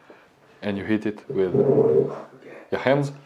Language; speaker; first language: English; non-native, learner; French